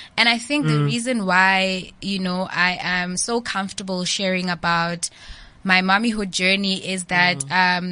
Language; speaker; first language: English; non-native, local second language; Southern Sotho